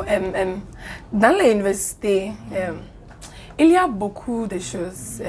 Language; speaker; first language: French; non-native, learner; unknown